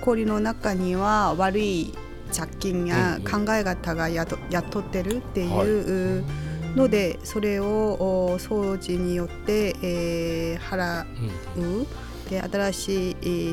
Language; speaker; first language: Japanese; non-native, fluent; Korean